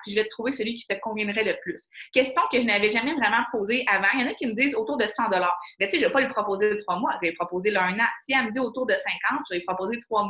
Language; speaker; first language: French; native; French